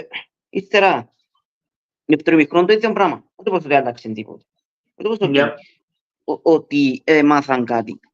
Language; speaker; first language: Greek; early bilingual, heritage; Greek